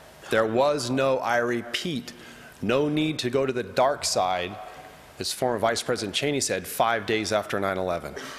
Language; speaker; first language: English; native; English